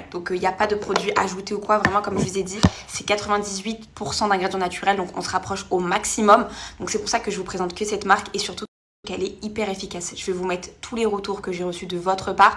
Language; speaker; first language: French; native; French